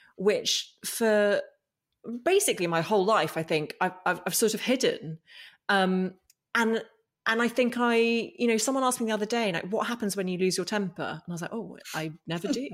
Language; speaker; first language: English; native; English